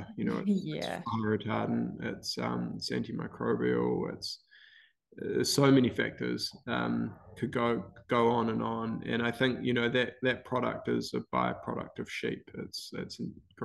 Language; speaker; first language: English; native; English